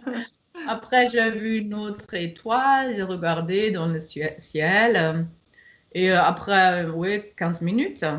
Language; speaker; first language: French; non-native, fluent; German